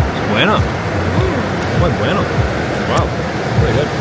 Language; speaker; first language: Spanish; non-native, learner; English